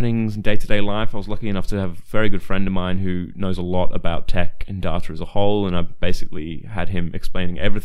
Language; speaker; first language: English; native; English